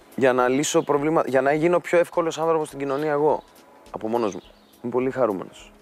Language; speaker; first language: Greek; native; Greek